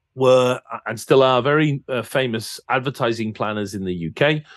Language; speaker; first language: English; native; English